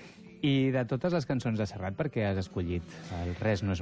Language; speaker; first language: Catalan; native; Catalan